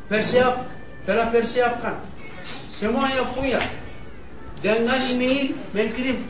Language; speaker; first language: Indonesian; non-native, learner; Turkish